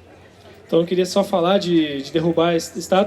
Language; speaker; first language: Portuguese; native; Portuguese